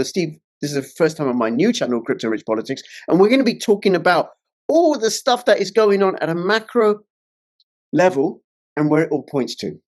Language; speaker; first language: English; native; English